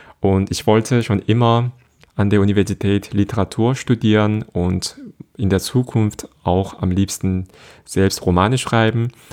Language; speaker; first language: German; non-native, fluent; Korean